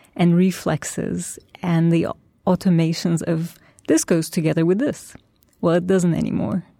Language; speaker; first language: English; non-native, fluent; Turkish